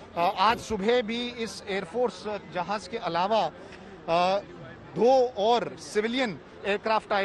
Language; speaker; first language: Hindi; native; Hindi